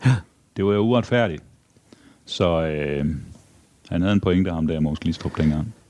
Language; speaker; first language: Danish; native; Danish